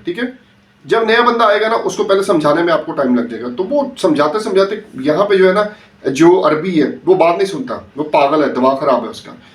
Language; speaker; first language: Urdu; native; Urdu